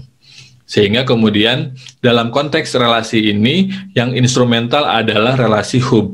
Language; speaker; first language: Indonesian; native; Indonesian